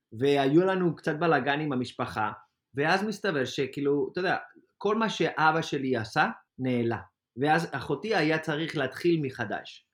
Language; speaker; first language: Hebrew; non-native, fluent; Spanish